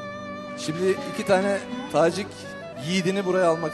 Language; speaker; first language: Turkish; native; Turkish